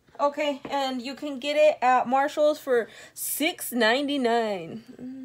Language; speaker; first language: English; early bilingual, other home language; Spanish